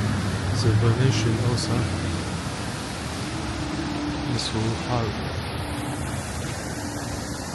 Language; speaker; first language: English; non-native, learner; Chinese